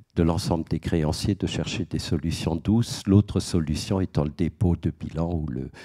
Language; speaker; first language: French; native; French